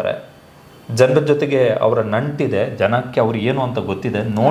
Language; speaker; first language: Kannada; native; Kannada